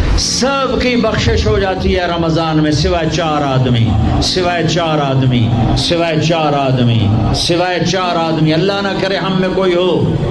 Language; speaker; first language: Urdu; non-native, local second language; Punjabi